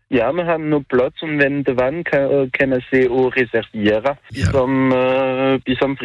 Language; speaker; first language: German; non-native, local second language; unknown